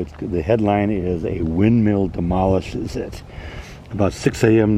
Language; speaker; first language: English; native; English